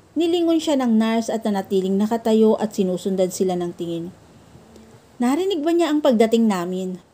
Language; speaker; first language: Filipino; native; Filipino